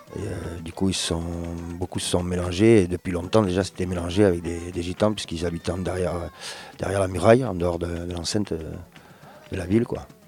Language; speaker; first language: French; early bilingual, other home language; Spanish